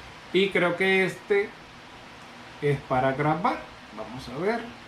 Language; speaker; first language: Spanish; native; Spanish